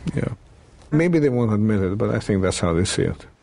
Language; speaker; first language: English; early bilingual, other home language; Romanian